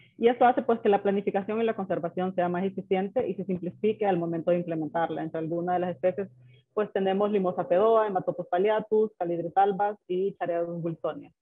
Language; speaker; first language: Spanish; native; Spanish